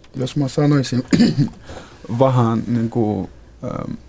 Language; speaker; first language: Finnish; non-native, fluent; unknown